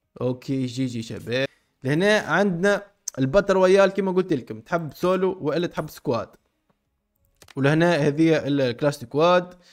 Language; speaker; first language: Arabic; native; Arabic